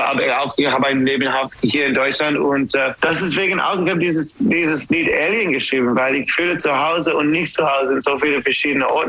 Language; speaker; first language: German; non-native, learner; English